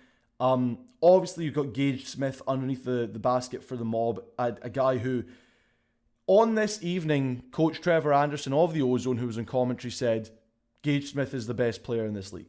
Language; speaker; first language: English; native; English